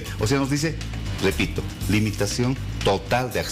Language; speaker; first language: Spanish; native; Spanish